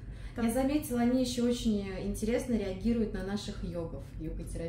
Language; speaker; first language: Russian; native; Russian